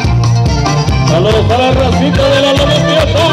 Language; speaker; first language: Spanish; native; Spanish